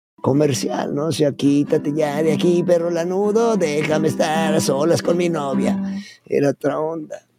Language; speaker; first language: Spanish; native; Spanish